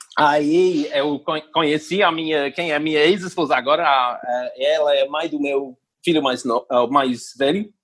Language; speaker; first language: Portuguese; non-native, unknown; English